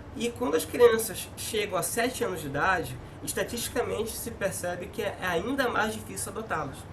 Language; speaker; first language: Portuguese; native; Portuguese